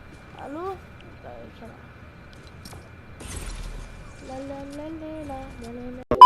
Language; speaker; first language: Arabic; native; Arabic